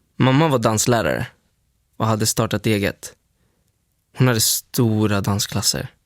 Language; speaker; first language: Swedish; early bilingual, other home language; Spanish